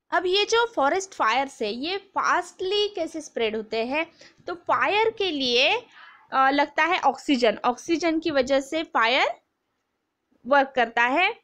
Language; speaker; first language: Hindi; non-native, local second language; Marathi